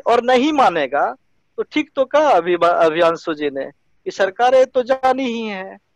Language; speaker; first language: Hindi; native; Hindi